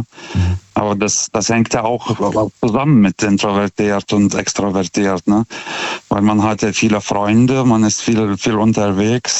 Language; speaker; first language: German; non-native, fluent; Lithuanian